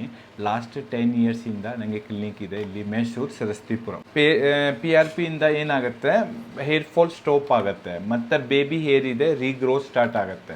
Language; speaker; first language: Kannada; non-native, local second language; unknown